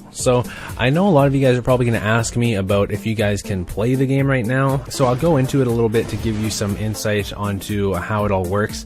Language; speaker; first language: English; native; English